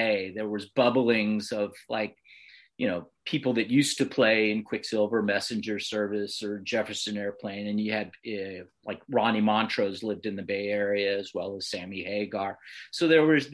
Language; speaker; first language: English; native; English